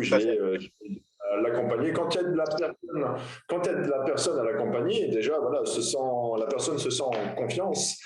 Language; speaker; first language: French; native; French